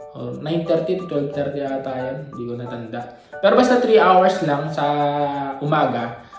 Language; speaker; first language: Filipino; native; Filipino